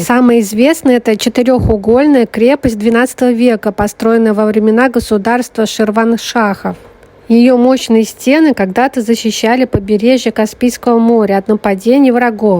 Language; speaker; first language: Russian; native; Russian